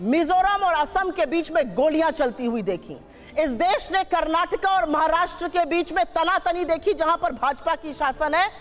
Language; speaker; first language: Hindi; native; Hindi